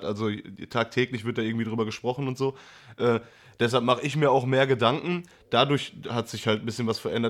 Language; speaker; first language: German; native; German